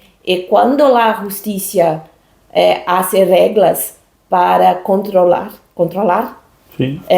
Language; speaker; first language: Spanish; non-native, learner; Portuguese